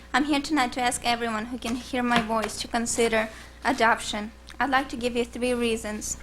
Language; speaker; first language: English; early bilingual, other home language; Russian